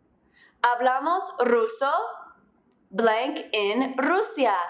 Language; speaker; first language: Spanish; non-native, fluent; English